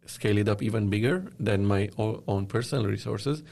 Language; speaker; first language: English; non-native, fluent; Arabic